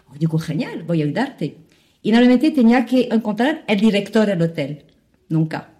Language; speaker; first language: Spanish; non-native, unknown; Arabic